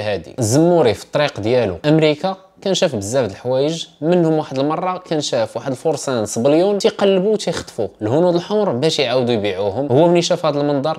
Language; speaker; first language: Arabic; native; Arabic